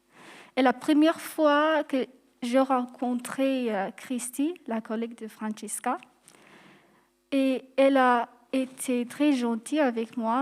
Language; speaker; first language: French; non-native, fluent; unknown